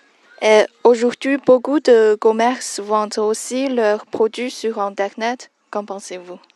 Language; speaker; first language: French; non-native, learner; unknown